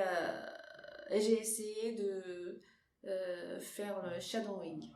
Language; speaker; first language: French; non-native, fluent; Japanese